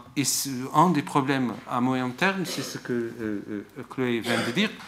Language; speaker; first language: French; non-native, fluent; Portuguese